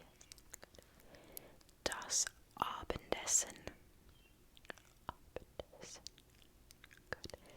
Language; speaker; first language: German; non-native, learner; English